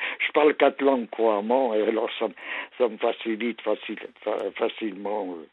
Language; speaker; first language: French; early bilingual, other home language; Polish